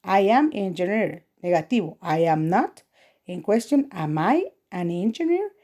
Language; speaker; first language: English; non-native, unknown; Spanish